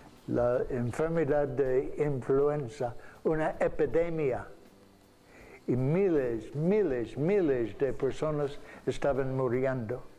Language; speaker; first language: Spanish; non-native, fluent; English